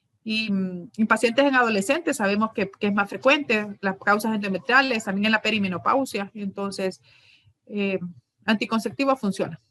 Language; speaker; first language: Spanish; native; Spanish